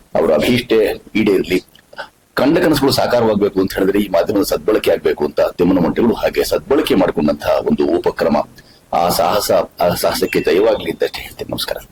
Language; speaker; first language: Kannada; native; Kannada